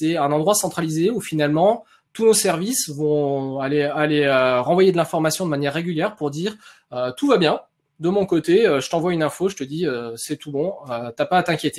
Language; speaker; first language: French; native; French